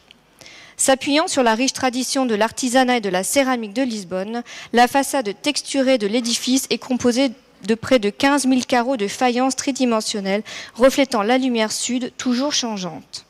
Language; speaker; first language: French; native; French